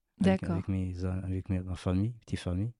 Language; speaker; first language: French; non-native, learner; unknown